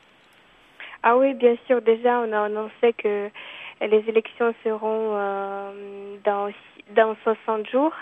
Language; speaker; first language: French; non-native, fluent; Kyrgyz